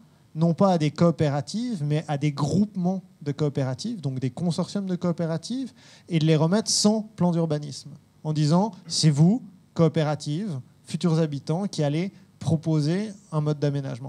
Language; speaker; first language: French; native; French